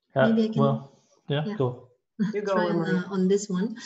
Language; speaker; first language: English; non-native, fluent; Romanian